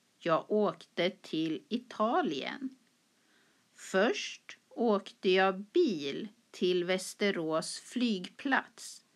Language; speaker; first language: Swedish; native; Swedish